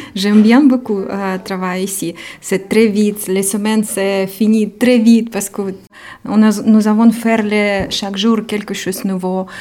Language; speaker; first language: French; non-native, learner; Ukrainian